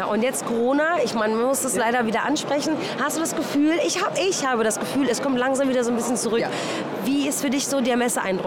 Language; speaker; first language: German; native; German